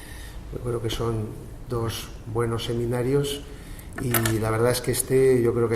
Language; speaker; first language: Spanish; native; Spanish